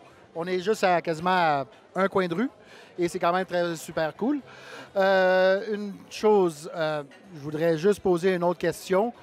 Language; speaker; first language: French; non-native, fluent; Portuguese